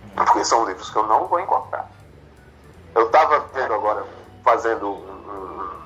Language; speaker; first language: Portuguese; native; Portuguese